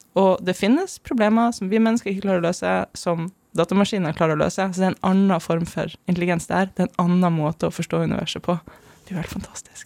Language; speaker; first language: Norwegian; early bilingual, other home language; German